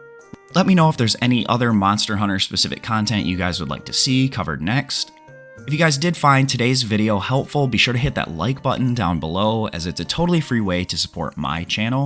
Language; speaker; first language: English; native; English